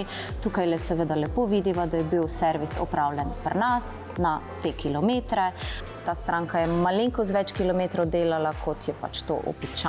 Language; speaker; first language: Slovenian; native; Slovenian